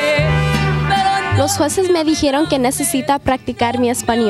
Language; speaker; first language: Spanish; early bilingual, heritage; Spanish